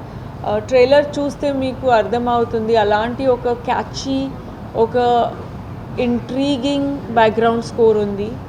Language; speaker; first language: Telugu; non-native, fluent; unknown